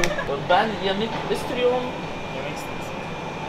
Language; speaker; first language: Turkish; non-native, learner; Arabic